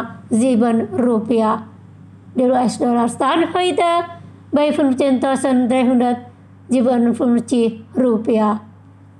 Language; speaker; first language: German; non-native, fluent; Indonesian